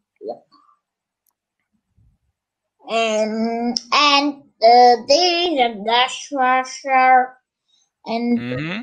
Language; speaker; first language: English; non-native, learner; Turkish